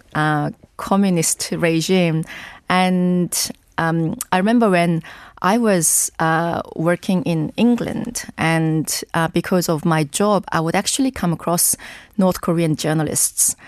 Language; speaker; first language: English; non-native, fluent; Korean